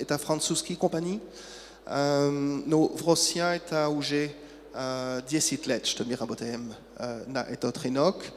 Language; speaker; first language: Russian; non-native, learner; French